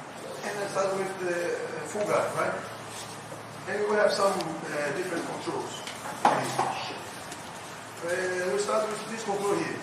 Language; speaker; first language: English; non-native, learner; Portuguese